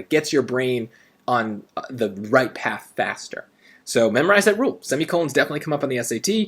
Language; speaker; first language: English; native; English